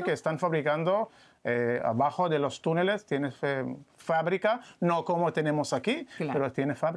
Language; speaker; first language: Spanish; non-native, learner; Hebrew